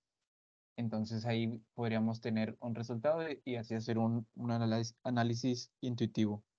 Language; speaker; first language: Spanish; native; Spanish